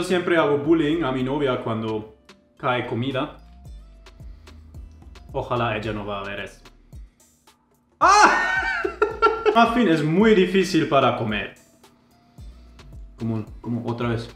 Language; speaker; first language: Spanish; non-native, fluent; German